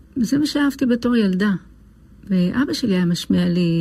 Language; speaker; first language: Hebrew; native; Hebrew